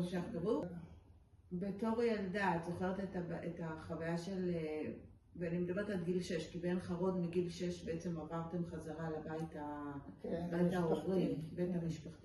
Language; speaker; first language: Hebrew; native; Hebrew